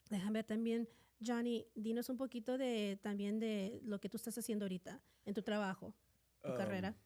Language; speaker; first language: Spanish; native; Spanish